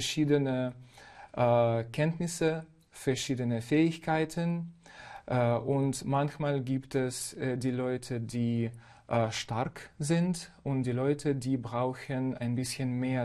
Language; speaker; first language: German; non-native, fluent; Ukrainian